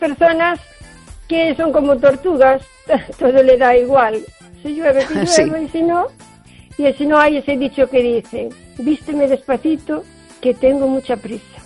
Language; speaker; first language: Spanish; native; Spanish